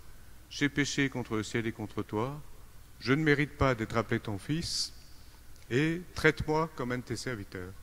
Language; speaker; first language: French; native; French